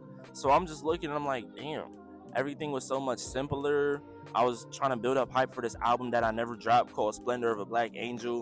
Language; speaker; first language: English; native; English